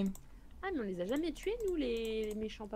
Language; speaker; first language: French; native; French